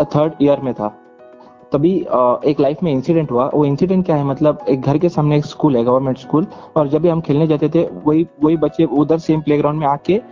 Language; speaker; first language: Hindi; non-native, local second language; Kannada